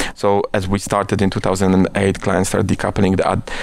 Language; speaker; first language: English; non-native, fluent; Polish